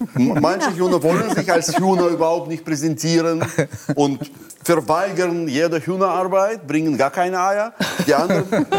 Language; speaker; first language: German; non-native, fluent; Russian